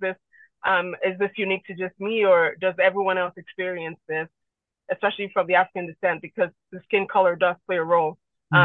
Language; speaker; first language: English; non-native, local second language; Yoruba